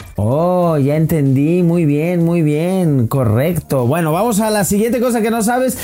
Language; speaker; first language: Spanish; native; Spanish